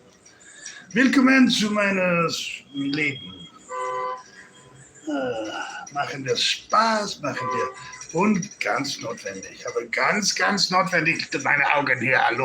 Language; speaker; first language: German; non-native, learner; English